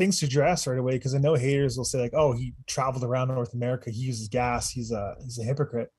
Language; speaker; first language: English; native; English